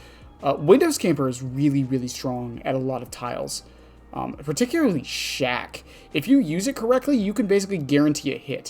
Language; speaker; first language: English; native; English